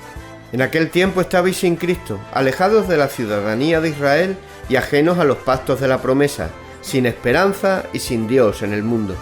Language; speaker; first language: Spanish; native; Spanish